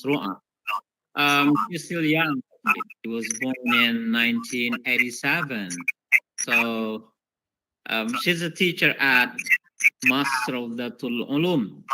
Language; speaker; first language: English; non-native, fluent; Indonesian